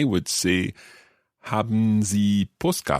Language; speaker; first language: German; non-native, learner; English